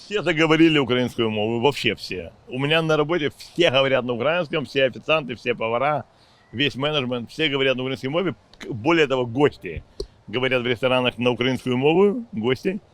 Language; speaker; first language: Ukrainian; non-native, local second language; Russian